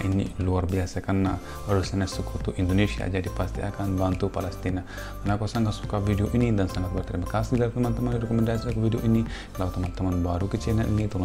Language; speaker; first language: Indonesian; non-native, fluent; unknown